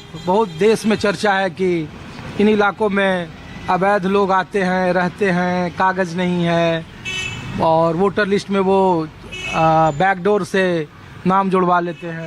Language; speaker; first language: Hindi; native; Hindi